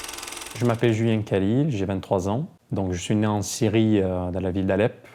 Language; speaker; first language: French; non-native, fluent; Arabic